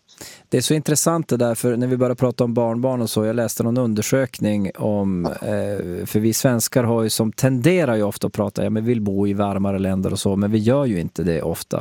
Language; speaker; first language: Swedish; native; Swedish